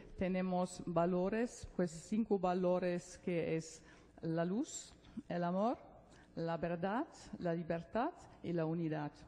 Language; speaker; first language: Spanish; non-native, fluent; German